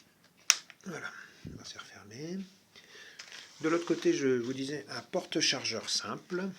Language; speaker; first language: French; native; French